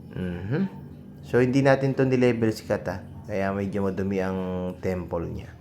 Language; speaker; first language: Filipino; native; Filipino